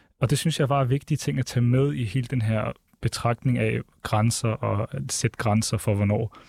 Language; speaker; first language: Danish; early bilingual, other home language; Arabic